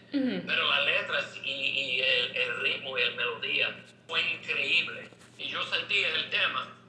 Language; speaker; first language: Spanish; non-native, learner; English